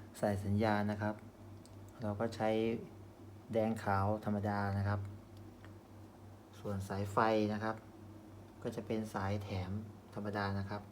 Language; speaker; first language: Thai; native; Thai